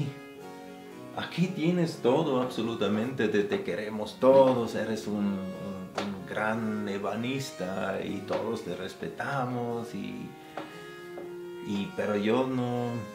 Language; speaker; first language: Spanish; non-native, fluent; German